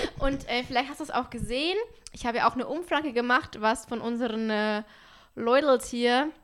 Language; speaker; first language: German; native; German